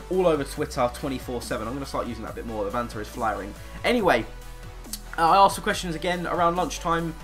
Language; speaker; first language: English; native; English